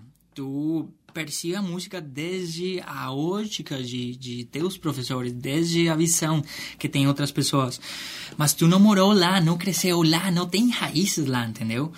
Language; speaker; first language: Portuguese; non-native, fluent; Spanish